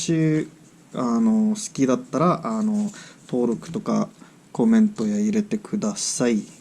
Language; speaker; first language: Japanese; early bilingual, heritage; English